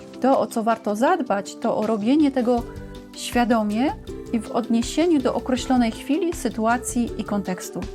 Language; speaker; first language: Polish; native; Polish